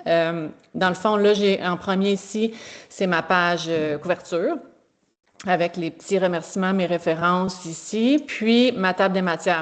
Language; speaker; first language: French; native; French